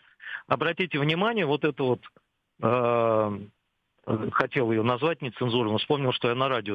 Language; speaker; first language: Russian; native; Russian